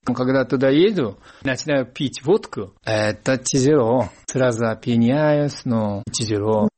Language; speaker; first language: Russian; non-native, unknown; Japanese